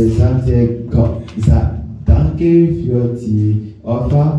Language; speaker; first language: German; non-native, learner; French